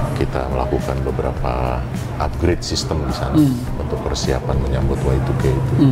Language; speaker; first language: Indonesian; native; Indonesian